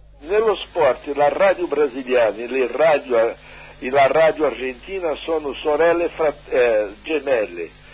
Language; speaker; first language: Italian; non-native, fluent; Portuguese